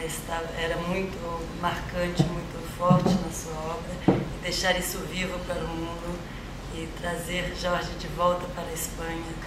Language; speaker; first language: Spanish; non-native, learner; Portuguese